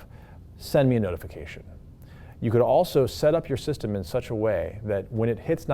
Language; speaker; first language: English; native; English